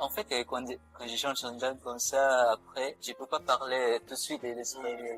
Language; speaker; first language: French; non-native, learner; Filipino